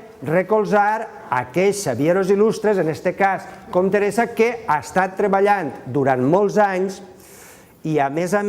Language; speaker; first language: Catalan; native; Catalan